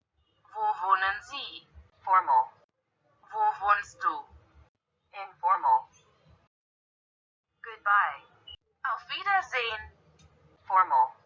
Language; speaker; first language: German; non-native, learner; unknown